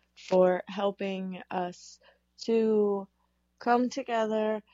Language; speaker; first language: English; native; English